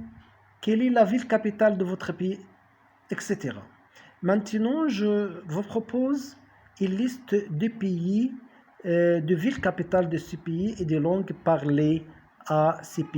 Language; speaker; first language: French; non-native, fluent; Arabic